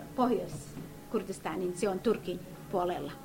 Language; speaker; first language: Finnish; non-native, learner; Kurdish